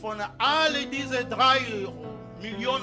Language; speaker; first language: German; non-native, learner; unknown